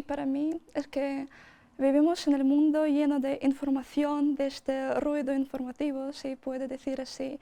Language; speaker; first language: Spanish; non-native, fluent; Russian